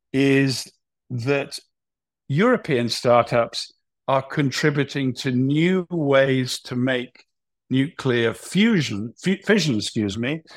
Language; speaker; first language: English; native; English